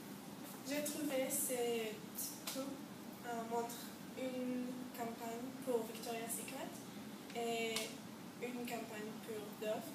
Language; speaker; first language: French; non-native, learner; English